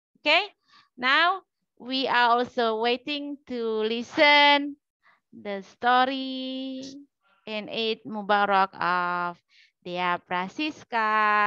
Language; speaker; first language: English; non-native, learner; Indonesian